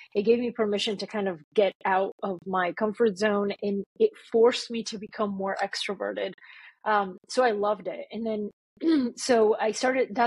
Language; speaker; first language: English; early bilingual, other home language; Bulgarian